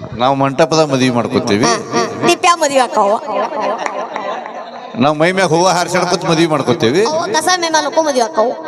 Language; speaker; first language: Kannada; native; Kannada